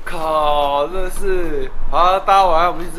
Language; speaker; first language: Chinese; native; Chinese